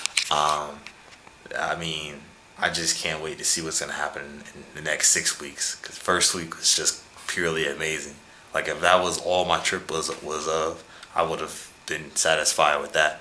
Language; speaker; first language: English; native; English